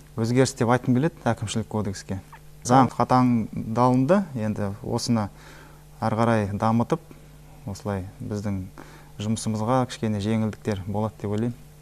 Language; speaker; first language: Kazakh; native; Kazakh